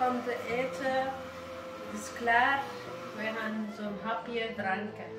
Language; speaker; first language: Dutch; non-native, learner; Kurdish